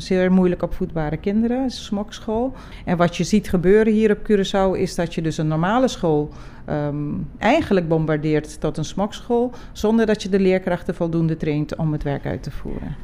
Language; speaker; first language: Dutch; non-native, local second language; Papiamento